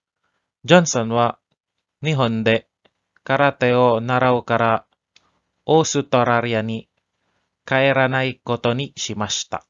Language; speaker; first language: Japanese; non-native, learner; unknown